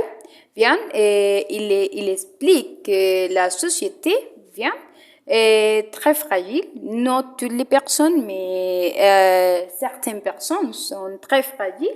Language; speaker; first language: French; non-native, learner; Spanish